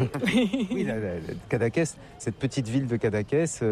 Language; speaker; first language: French; native; French